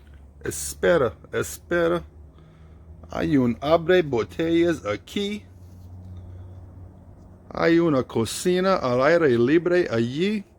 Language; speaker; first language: Spanish; non-native, fluent; English